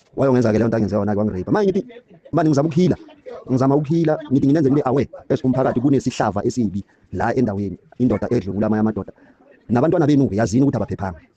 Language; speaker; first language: Zulu; non-native, local second language; Southern Sotho